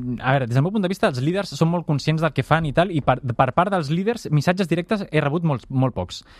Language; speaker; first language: Catalan; native; Catalan